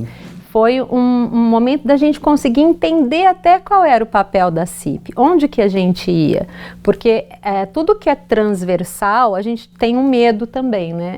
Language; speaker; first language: Portuguese; native; Portuguese